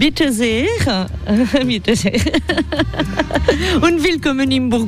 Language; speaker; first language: German; non-native, fluent; French